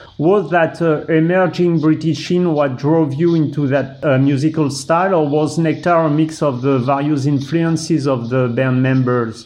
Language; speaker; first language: English; non-native, fluent; French